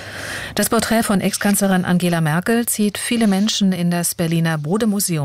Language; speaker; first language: German; native; German